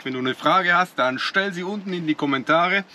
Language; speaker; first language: German; native; German